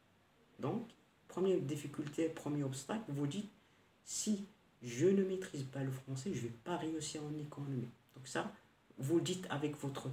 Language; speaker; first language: French; non-native, local second language; Arabic